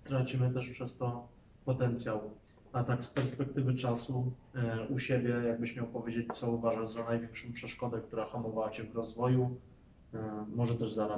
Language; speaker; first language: Polish; native; Polish